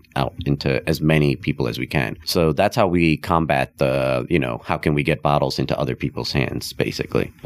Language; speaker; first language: English; non-native, local second language; Hindi